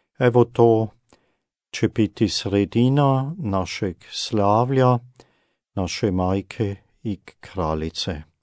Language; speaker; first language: Croatian; non-native, fluent; German